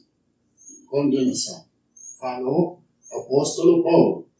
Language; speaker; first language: Portuguese; non-native, learner; Arabic